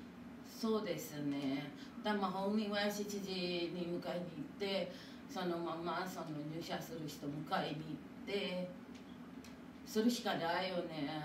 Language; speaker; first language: Japanese; non-native, fluent; Filipino